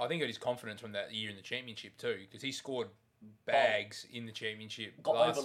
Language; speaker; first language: English; native; English